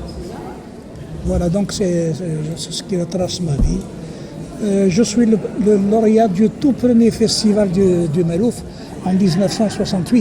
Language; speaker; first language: French; non-native, local second language; Arabic